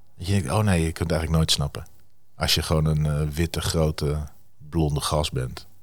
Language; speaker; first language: Dutch; native; Dutch